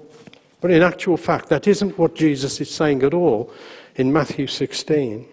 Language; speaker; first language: English; native; English